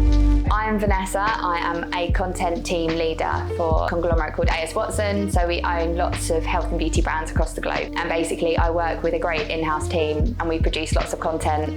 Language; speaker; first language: English; native; English